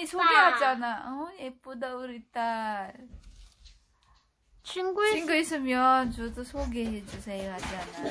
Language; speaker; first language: Korean; non-native, fluent; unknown